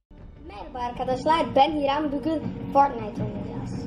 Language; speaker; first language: Turkish; early bilingual, heritage; Turkish